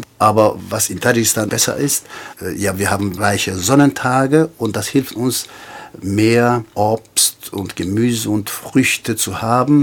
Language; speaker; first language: German; non-native, fluent; Tajik